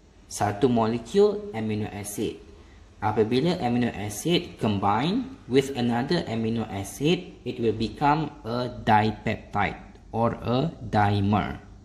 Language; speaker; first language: English; non-native, local second language; Malay